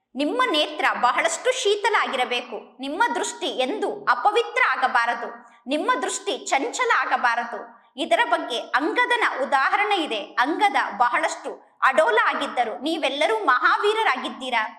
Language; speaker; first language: Kannada; native; Kannada